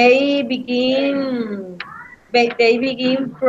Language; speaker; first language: English; non-native, learner; Spanish